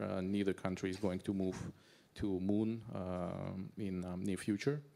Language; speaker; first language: English; non-native, fluent; Azerbaijani